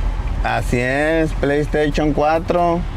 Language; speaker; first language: Spanish; native; Spanish